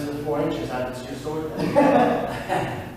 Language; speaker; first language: English; native; English